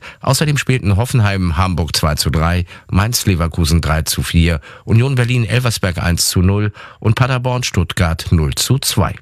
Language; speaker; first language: German; native; German